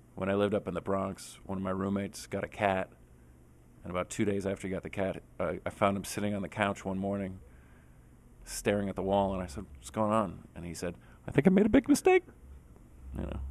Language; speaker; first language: English; native; English